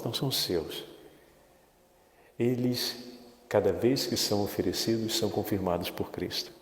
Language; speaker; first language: Portuguese; native; Portuguese